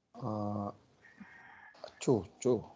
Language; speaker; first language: English; non-native, learner; Vietnamese